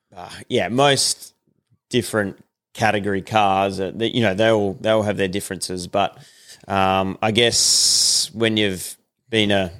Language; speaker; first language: English; native; English